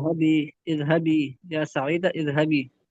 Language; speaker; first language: Arabic; non-native, fluent; Urdu